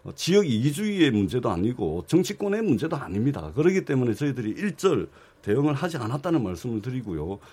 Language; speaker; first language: Korean; native; Korean